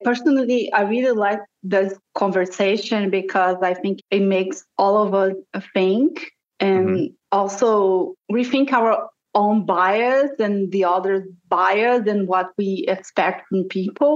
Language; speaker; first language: English; non-native, fluent; Portuguese